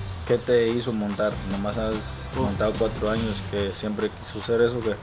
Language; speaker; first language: Spanish; early bilingual, heritage; Spanish